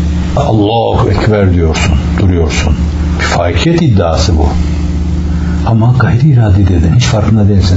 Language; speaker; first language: Turkish; native; Turkish